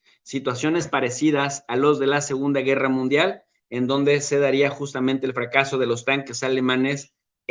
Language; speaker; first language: Spanish; native; Spanish